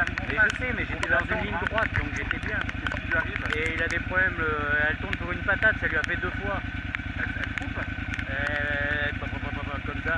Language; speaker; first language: French; native; French